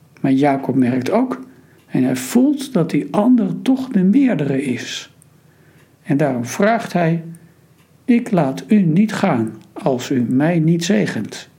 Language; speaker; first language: Dutch; native; Dutch